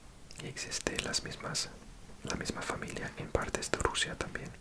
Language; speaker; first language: Spanish; non-native, fluent; English